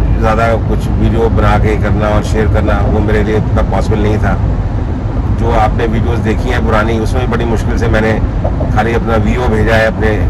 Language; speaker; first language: Hindi; non-native, local second language; Punjabi